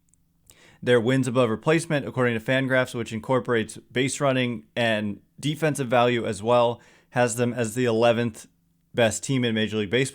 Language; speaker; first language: English; native; English